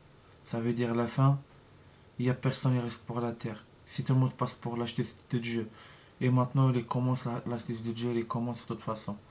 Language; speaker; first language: French; non-native, learner; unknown